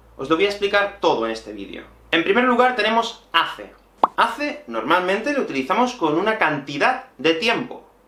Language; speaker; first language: Spanish; native; Spanish